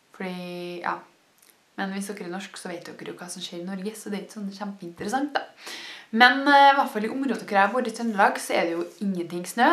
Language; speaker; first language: Norwegian; native; Norwegian